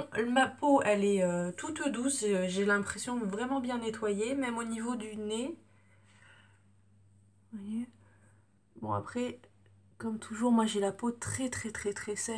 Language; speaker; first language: French; native; French